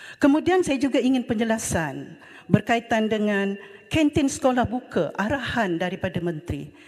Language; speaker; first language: Malay; native; Malay